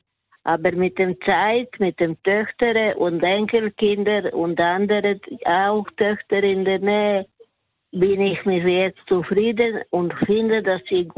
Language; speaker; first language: German; non-native, learner; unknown